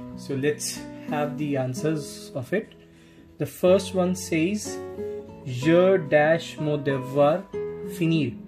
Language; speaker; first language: English; non-native, local second language; Hindi